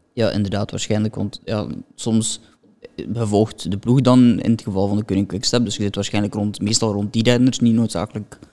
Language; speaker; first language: Dutch; native; Dutch